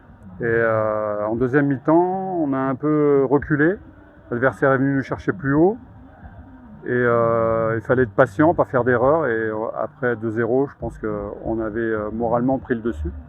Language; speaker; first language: French; native; French